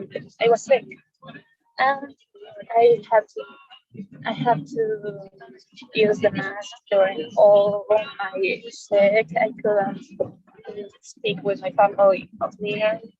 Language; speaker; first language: English; non-native, learner; Spanish